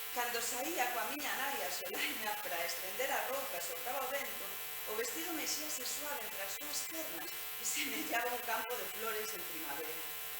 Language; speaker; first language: Galician; native; Galician